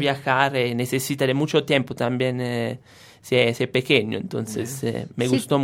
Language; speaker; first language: Spanish; non-native, fluent; Italian